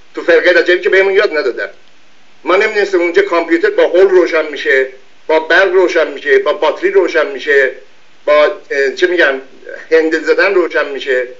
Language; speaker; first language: Persian; non-native, local second language; Azerbaijani